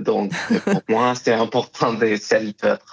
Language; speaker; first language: French; non-native, fluent; Spanish